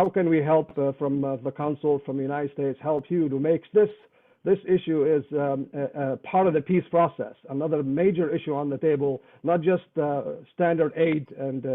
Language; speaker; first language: English; non-native, fluent; Arabic